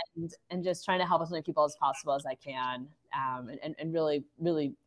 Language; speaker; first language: English; native; English